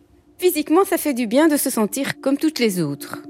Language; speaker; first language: French; native; French